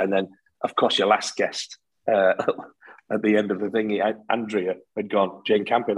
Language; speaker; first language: English; native; English